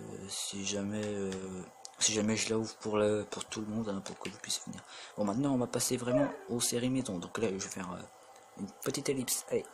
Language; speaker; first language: French; native; French